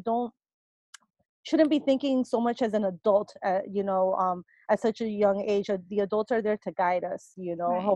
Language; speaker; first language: English; early bilingual, other home language; Spanish